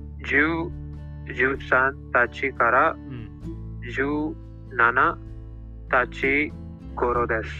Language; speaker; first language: Japanese; non-native, learner; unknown